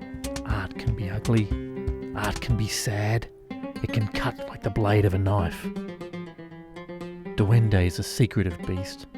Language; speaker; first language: English; native; English